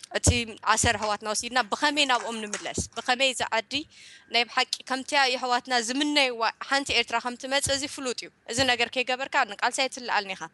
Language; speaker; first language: Tigrinya; early bilingual, heritage; Tigrinya